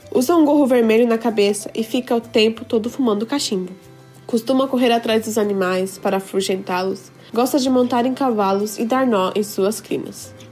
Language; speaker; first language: Portuguese; early bilingual, other home language; Japanese